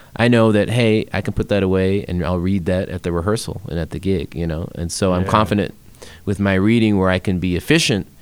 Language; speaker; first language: English; native; English